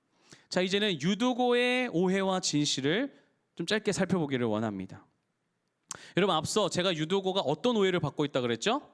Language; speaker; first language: Korean; native; Korean